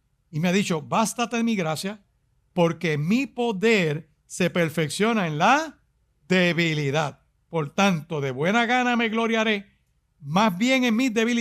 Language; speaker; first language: Spanish; native; Spanish